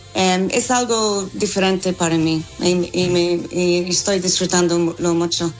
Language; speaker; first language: Spanish; non-native, fluent; English